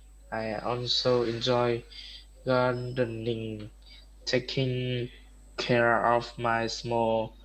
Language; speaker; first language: English; non-native, learner; Vietnamese